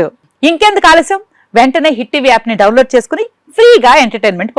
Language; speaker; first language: Telugu; native; Telugu